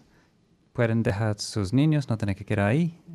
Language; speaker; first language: Spanish; non-native, fluent; English